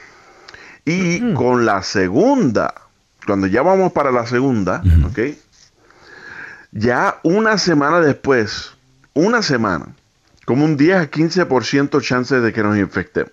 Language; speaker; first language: Spanish; early bilingual, heritage; Spanish